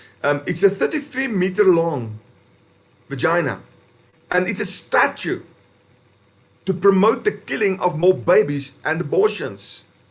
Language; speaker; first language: English; non-native, local second language; Afrikaans